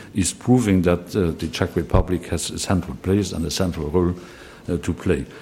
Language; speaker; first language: English; non-native, fluent; Luxembourgish